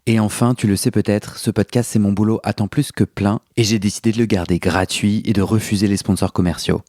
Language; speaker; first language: French; native; French